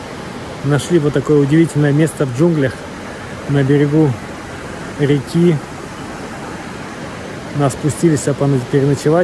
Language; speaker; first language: Russian; native; Russian